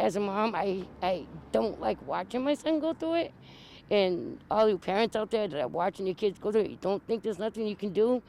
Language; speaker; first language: English; native; English